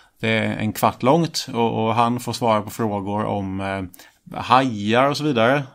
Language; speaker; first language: Swedish; native; Swedish